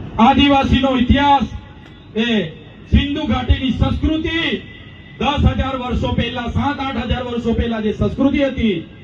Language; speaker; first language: Gujarati; non-native, local second language; Vasavi